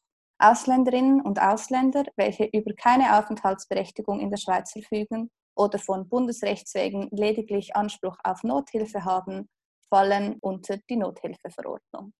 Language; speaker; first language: German; native; German